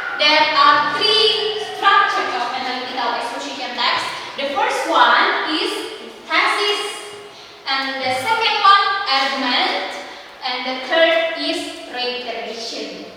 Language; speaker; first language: English; non-native, fluent; Indonesian